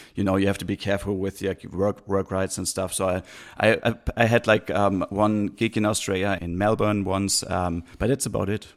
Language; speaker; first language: English; non-native, fluent; German